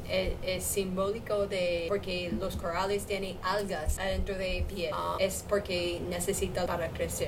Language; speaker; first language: Spanish; non-native, learner; English